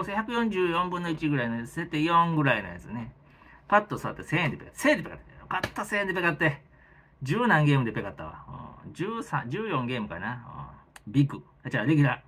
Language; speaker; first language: Japanese; native; Japanese